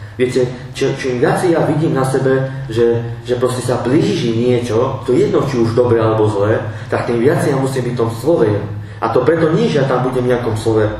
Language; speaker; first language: Slovak; non-native, local second language; Romany